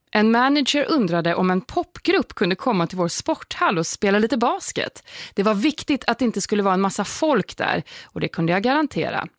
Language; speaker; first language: Swedish; native; Swedish